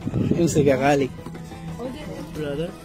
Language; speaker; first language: Arabic; non-native, learner; Bangla